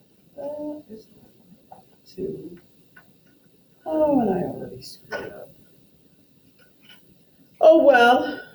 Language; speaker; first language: English; native; English